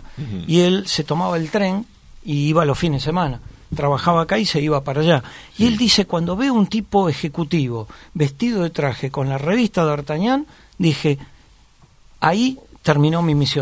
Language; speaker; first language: Spanish; native; Spanish